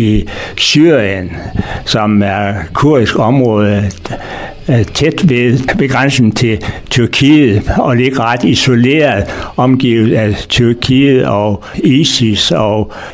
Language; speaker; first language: Danish; native; Danish